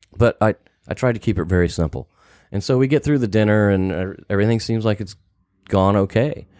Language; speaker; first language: English; native; English